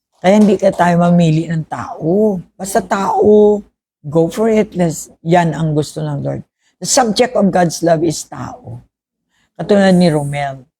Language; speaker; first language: Filipino; non-native, local second language; Hiligaynon